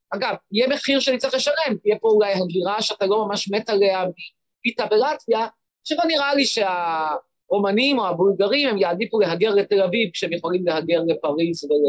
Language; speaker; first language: Hebrew; native; Hebrew